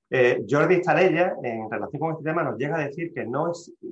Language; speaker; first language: Spanish; native; Spanish